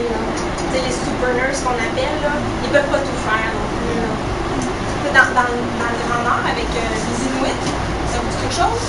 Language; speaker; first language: French; native; French